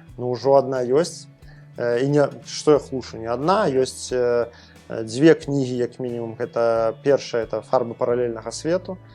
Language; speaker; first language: Belarusian; non-native, local second language; Russian